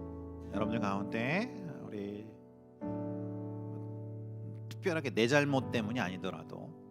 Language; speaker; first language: Korean; native; Korean